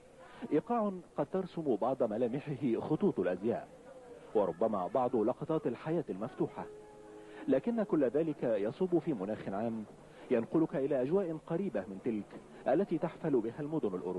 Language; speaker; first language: Arabic; native; Arabic